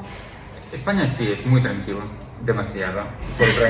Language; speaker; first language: Spanish; non-native, learner; Ukrainian